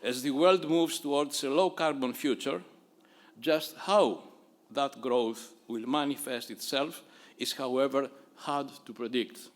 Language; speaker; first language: English; non-native, fluent; Greek